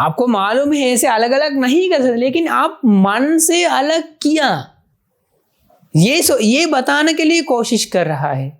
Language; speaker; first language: Hindi; non-native, fluent; Sinhala